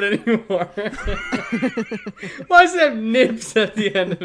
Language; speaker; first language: English; native; English